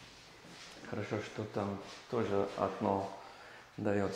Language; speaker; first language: Russian; non-native, learner; English